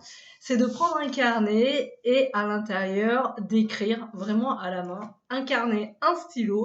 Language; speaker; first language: French; native; French